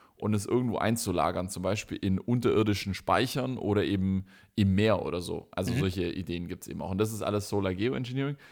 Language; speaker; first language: German; native; German